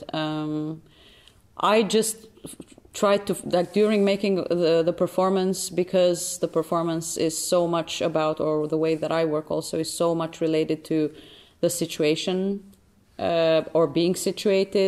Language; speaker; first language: English; non-native, fluent; Albanian